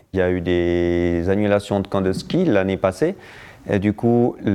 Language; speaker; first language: French; native; French